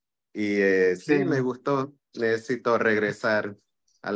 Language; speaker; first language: Spanish; early bilingual, heritage; Spanish